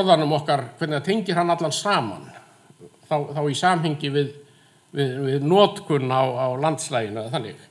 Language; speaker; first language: Icelandic; native; Icelandic